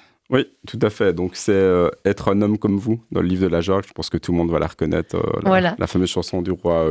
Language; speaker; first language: French; native; French